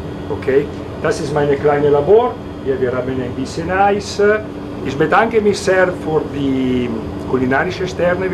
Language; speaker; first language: German; non-native, learner; Italian